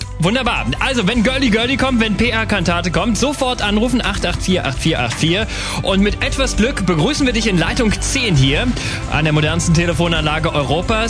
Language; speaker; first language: German; native; German